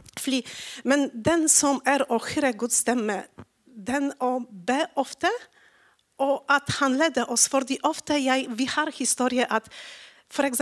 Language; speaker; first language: Norwegian; non-native, learner; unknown